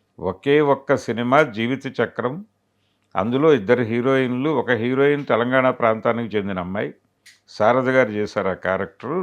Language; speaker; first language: Telugu; native; Telugu